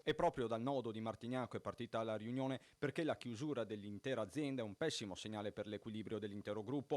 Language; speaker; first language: Italian; native; Italian